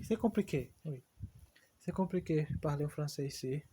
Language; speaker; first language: French; non-native, learner; Portuguese